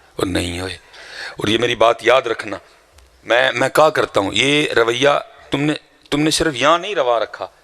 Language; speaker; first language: Urdu; non-native, local second language; Punjabi